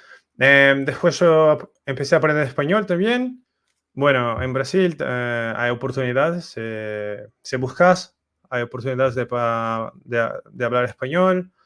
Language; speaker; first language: Spanish; non-native, fluent; Portuguese